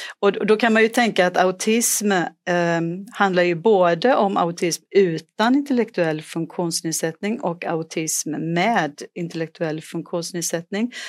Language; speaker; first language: Swedish; native; Swedish